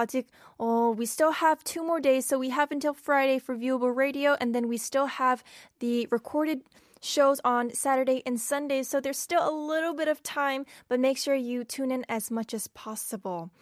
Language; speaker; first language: English; non-native, fluent; Korean